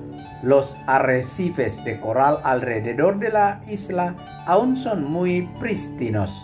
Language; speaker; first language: Spanish; non-native, fluent; Indonesian